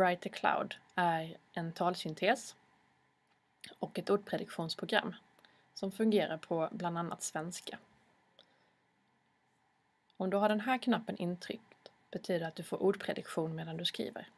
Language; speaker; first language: Swedish; native; Swedish